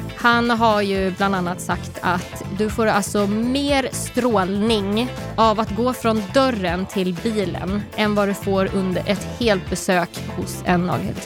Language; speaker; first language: Swedish; native; Swedish